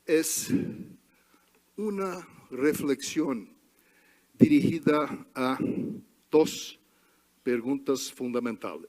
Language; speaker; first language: Spanish; non-native, learner; Portuguese